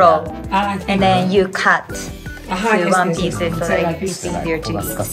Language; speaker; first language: English; non-native, fluent; Japanese